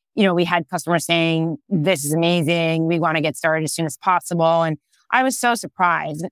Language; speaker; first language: English; non-native, fluent; Hebrew